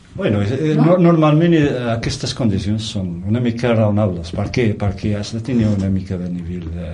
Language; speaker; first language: Catalan; non-native, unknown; Riffian